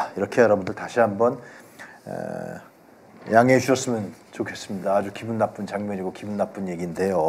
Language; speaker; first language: Korean; native; Korean